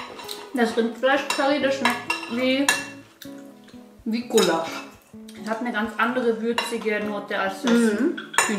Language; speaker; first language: German; native; German